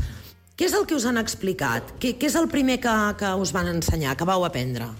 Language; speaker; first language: Catalan; native; Catalan